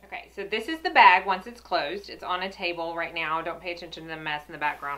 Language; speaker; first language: English; native; English